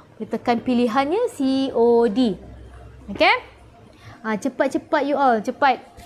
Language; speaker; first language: Malay; native; Malay